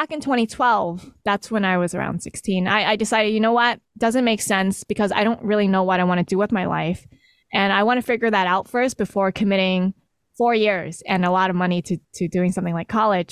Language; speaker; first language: English; native; English